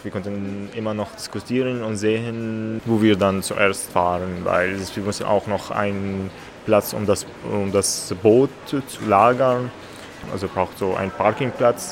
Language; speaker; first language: German; non-native, learner; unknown